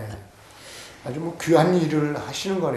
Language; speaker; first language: Korean; native; Korean